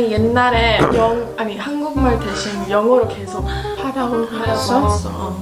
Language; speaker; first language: Korean; early bilingual, heritage; English